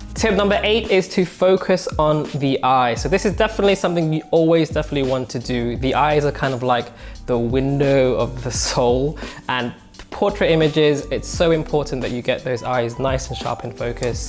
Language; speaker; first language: English; native; English